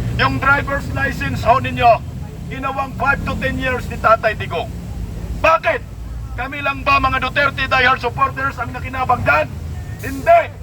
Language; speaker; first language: Filipino; non-native, local second language; Cebuano